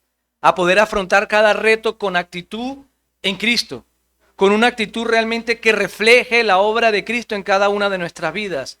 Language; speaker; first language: Spanish; native; Spanish